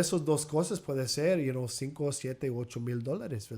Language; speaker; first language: Spanish; early bilingual, heritage; Spanish